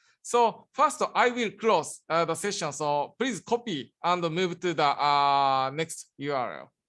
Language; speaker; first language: English; non-native, learner; Japanese